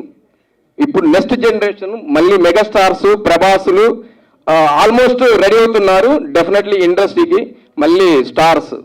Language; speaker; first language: Telugu; native; Telugu